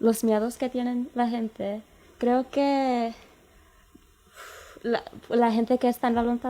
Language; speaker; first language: Spanish; non-native, fluent; English